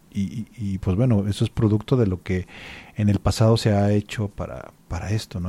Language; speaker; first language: Spanish; native; Spanish